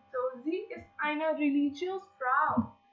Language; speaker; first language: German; non-native, learner; English